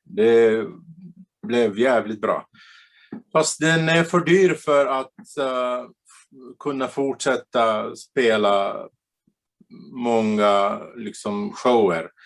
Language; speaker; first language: Swedish; non-native, fluent; Bulgarian